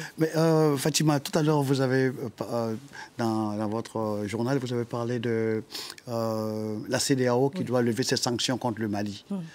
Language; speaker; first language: French; non-native, local second language; Dyula